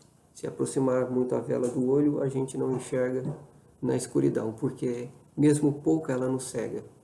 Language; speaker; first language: Portuguese; native; Portuguese